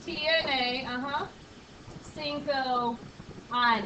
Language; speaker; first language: Spanish; non-native, fluent; English